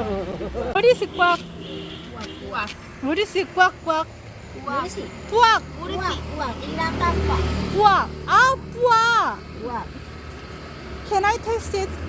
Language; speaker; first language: English; non-native, learner; Korean